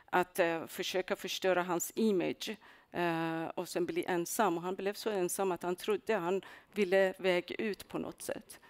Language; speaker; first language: Swedish; non-native, fluent; Persian